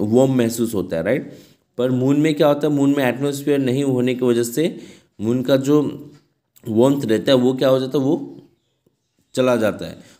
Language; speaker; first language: Hindi; non-native, local second language; Bangla